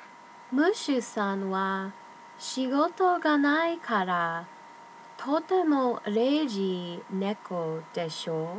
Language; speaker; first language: Japanese; non-native, learner; English